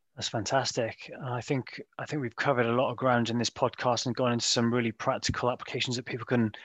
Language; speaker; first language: English; native; English